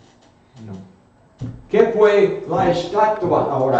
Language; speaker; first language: Spanish; non-native, fluent; English